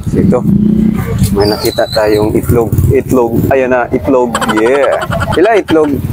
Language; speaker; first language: Filipino; non-native, local second language; Cebuano